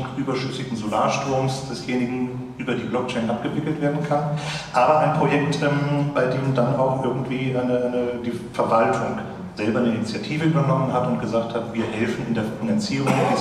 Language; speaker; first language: German; native; German